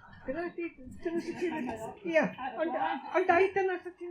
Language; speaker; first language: Welsh; native; Welsh